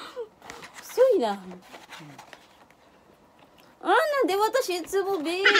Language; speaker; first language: Japanese; non-native, learner; Filipino